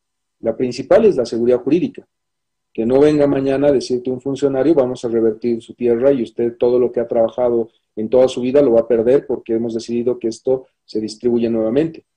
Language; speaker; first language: Spanish; native; Spanish